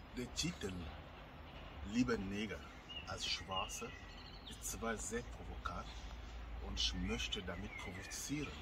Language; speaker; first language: German; non-native, fluent; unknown